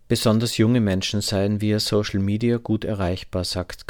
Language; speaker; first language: German; native; German